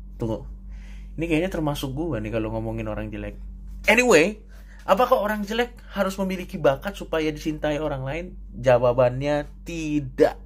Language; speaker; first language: Indonesian; native; Indonesian